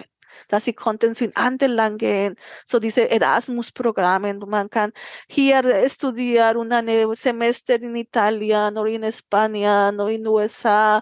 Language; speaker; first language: German; non-native, fluent; Spanish